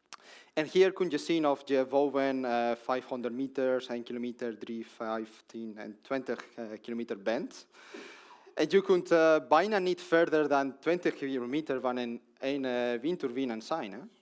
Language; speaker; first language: Dutch; non-native, learner; Spanish